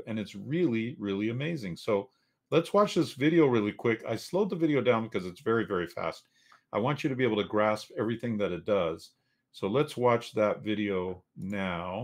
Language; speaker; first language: English; native; English